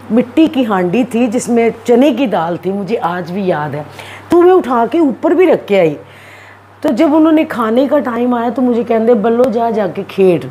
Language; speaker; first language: Urdu; non-native, local second language; Punjabi